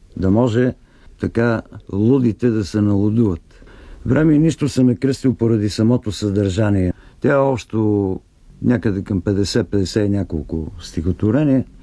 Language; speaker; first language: Bulgarian; native; Bulgarian